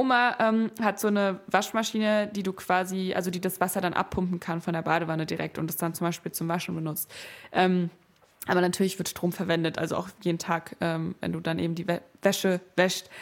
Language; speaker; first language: German; native; German